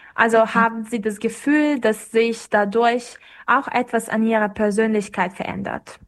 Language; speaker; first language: German; non-native, fluent; Serbian